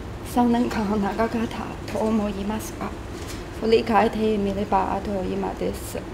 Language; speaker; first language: Japanese; non-native, learner; Chinese